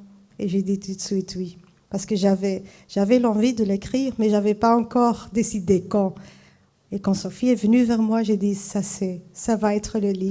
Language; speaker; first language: French; non-native, fluent; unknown